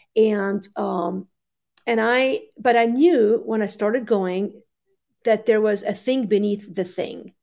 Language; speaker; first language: English; early bilingual, other home language; Arabic